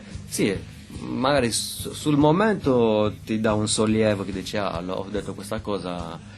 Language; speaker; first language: Italian; native; Italian